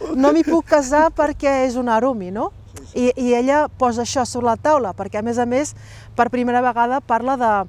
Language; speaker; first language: Catalan; early bilingual, other home language; Riffian